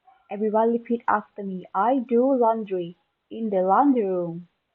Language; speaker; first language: English; non-native, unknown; Thai